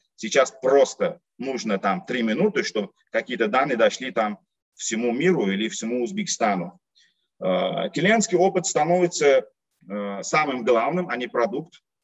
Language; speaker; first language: Russian; non-native, local second language; Uzbek